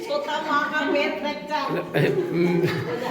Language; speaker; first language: Hindi; non-native, local second language; Rongmei Naga